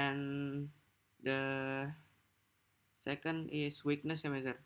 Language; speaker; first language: English; non-native, learner; Indonesian